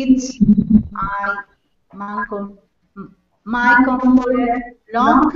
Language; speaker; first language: English; non-native, learner; Spanish